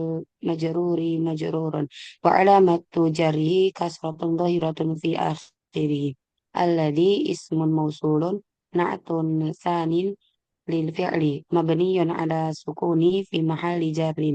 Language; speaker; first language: Arabic; non-native, learner; Indonesian